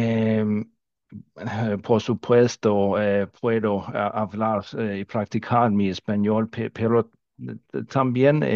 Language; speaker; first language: Spanish; non-native, fluent; Danish